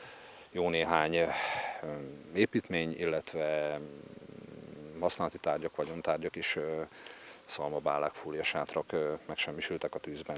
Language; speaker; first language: Hungarian; native; Hungarian